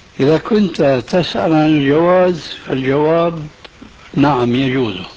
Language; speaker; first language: Arabic; early bilingual, other home language; Albanian